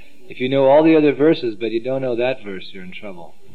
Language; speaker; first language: English; native; English